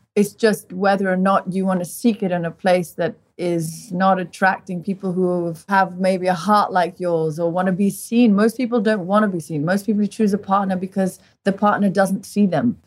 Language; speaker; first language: English; early bilingual, other home language; Portuguese